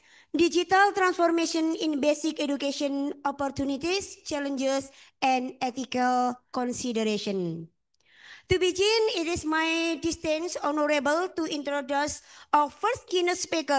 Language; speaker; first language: English; non-native, fluent; Indonesian